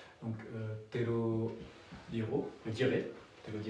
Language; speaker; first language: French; native; French